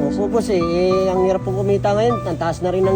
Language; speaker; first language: Filipino; native; Filipino